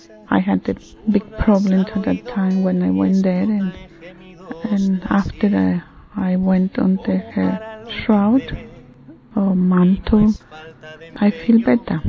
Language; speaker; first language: English; non-native, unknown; Spanish